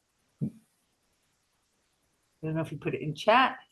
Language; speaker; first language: English; native; English